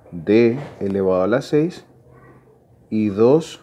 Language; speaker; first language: Spanish; native; Spanish